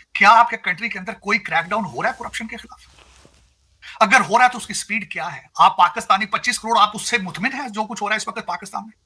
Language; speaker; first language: Urdu; non-native, local second language; Punjabi